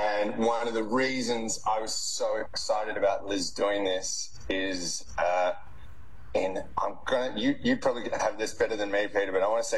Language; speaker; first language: English; native; English